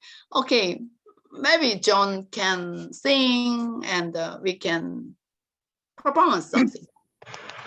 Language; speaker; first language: English; non-native, learner; Korean